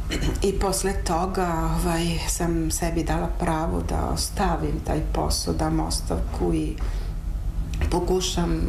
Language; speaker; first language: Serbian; non-native, fluent; Italian